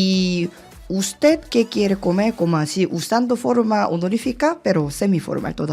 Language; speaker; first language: Spanish; non-native, learner; Korean